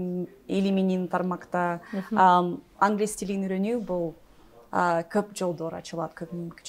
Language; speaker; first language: Kyrgyz; non-native, learner; English